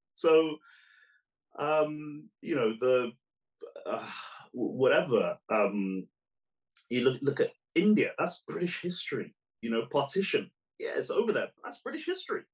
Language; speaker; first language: English; early bilingual, other home language; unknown